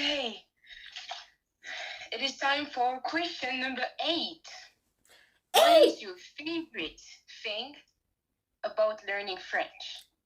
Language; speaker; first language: English; non-native, learner; French